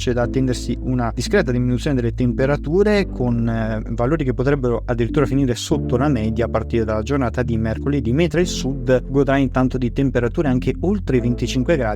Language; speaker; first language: Italian; native; Italian